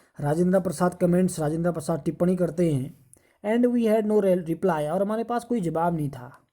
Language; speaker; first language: Hindi; native; Hindi